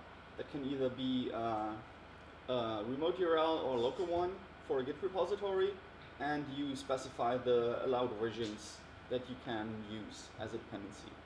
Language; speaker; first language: English; non-native, fluent; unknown